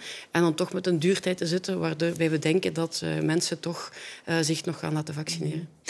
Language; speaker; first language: Dutch; native; Dutch